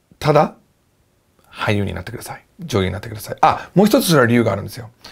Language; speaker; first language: Japanese; non-native, fluent; English